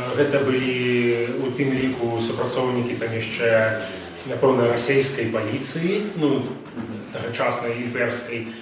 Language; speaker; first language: Belarusian; non-native, local second language; Russian